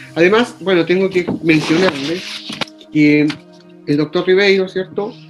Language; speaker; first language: Spanish; native; Spanish